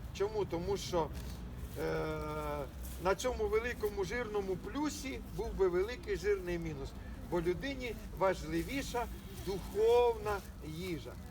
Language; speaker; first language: Ukrainian; non-native, local second language; Russian